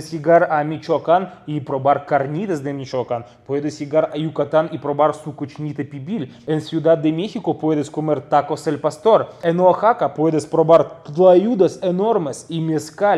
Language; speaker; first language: Spanish; non-native, fluent; Russian